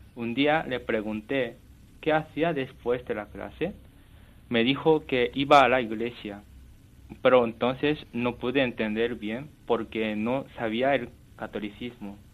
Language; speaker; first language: Spanish; non-native, fluent; Japanese